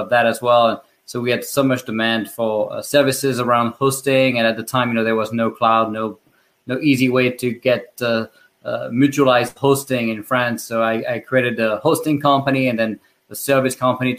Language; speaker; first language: English; non-native, fluent; French